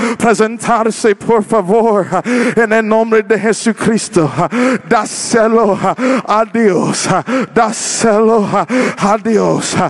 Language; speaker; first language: Spanish; non-native, learner; English